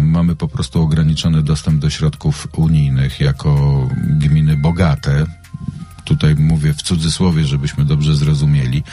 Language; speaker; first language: Polish; native; Polish